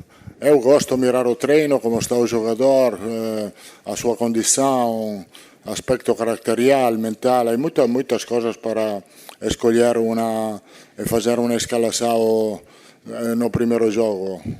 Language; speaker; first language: Portuguese; non-native, fluent; Italian